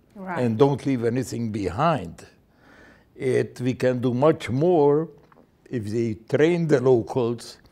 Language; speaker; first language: English; non-native, fluent; Hungarian